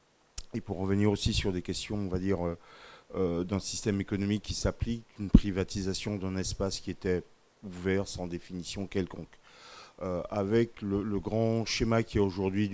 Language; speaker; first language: French; native; French